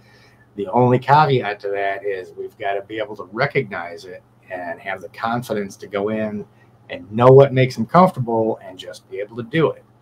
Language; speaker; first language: English; native; English